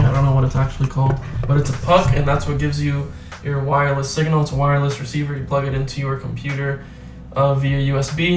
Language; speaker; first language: English; native; English